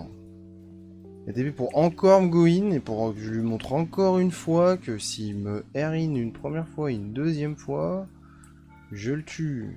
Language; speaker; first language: French; native; French